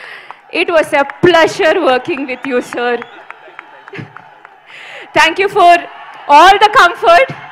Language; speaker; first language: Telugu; non-native, learner; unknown